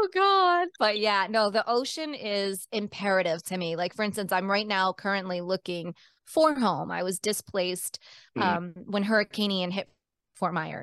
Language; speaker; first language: English; native; English